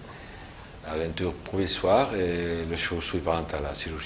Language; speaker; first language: French; non-native, learner; Spanish